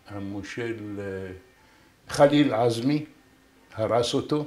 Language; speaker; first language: Hebrew; non-native, fluent; Arabic